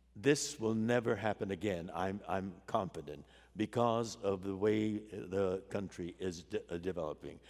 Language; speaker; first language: English; native; English